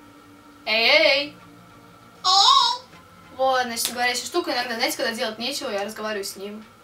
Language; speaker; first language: Russian; native; Russian